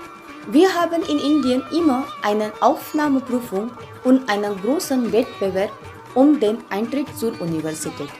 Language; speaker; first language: German; non-native, fluent; Marathi